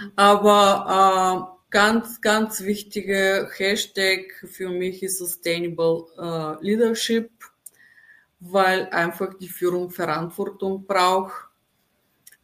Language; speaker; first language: German; non-native, fluent; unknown